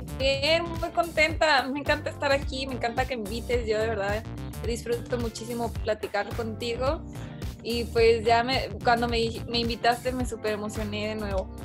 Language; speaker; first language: Spanish; native; Spanish